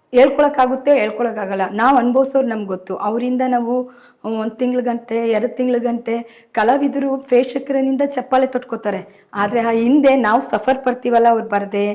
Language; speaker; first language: Kannada; native; Kannada